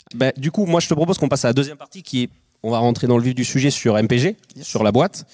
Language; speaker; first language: French; native; French